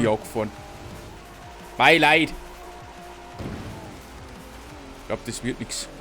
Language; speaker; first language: German; native; German